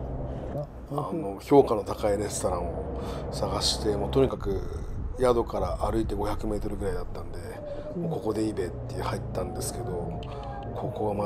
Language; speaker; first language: Japanese; native; Japanese